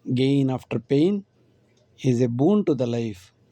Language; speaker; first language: English; non-native, local second language; Kannada